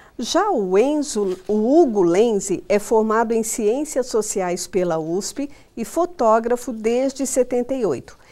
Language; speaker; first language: Portuguese; native; Portuguese